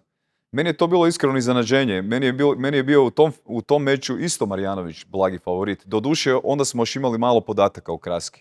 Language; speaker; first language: Croatian; native; Croatian